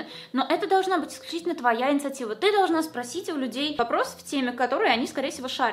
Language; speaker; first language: Russian; native; Russian